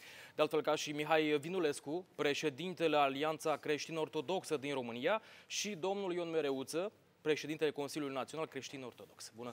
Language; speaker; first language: Romanian; native; Romanian